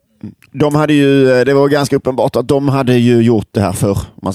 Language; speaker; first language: Swedish; native; Swedish